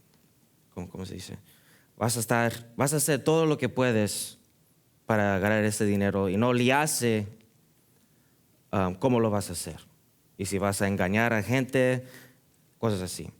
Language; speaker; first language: Spanish; early bilingual, heritage; Spanish